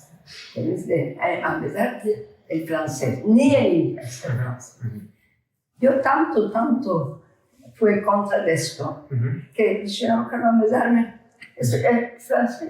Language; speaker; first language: Spanish; early bilingual, heritage; Ladino